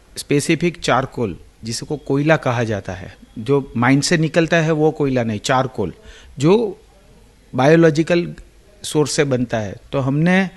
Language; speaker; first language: Hindi; non-native, local second language; Gujarati